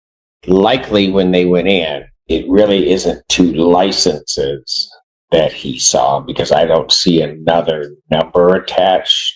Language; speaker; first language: English; native; English